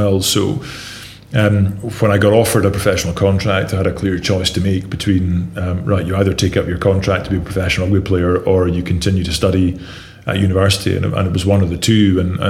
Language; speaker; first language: English; native; English